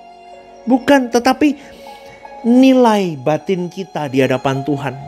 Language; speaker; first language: Indonesian; native; Indonesian